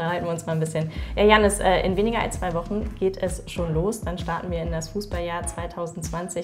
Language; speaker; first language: German; native; German